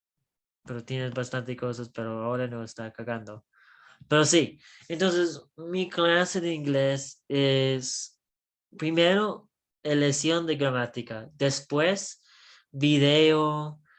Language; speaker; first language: Spanish; non-native, learner; English